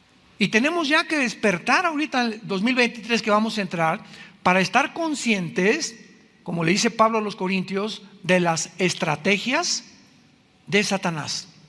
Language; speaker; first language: Spanish; native; Spanish